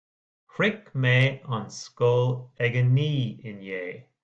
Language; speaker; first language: Irish; non-native, local second language; English